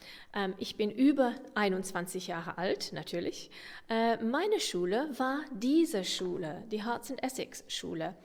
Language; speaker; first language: German; non-native, fluent; English